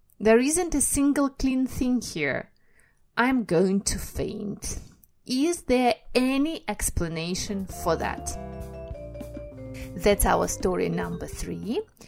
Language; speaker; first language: English; non-native, fluent; Russian